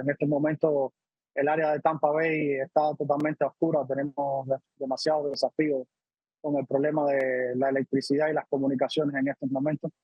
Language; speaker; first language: Spanish; native; Spanish